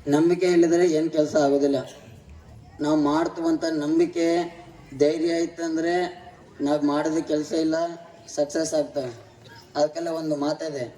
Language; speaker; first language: Kannada; non-native, fluent; Telugu